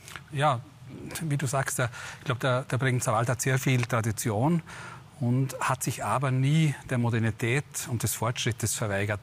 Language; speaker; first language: German; native; German